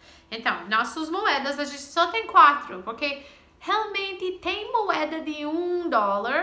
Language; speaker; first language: Portuguese; non-native, fluent; English